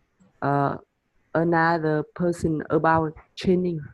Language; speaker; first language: English; non-native, learner; Vietnamese